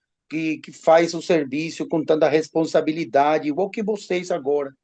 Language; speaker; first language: Portuguese; non-native, learner; Spanish